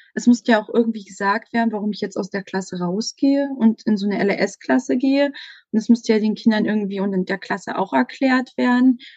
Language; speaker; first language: German; native; German